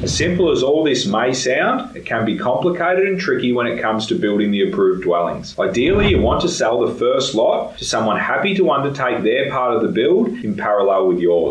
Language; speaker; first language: English; native; English